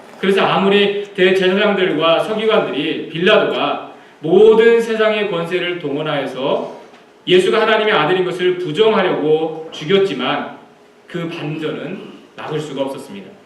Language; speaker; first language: Korean; native; Korean